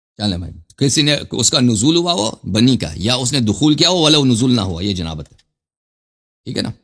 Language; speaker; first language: Urdu; non-native, fluent; Persian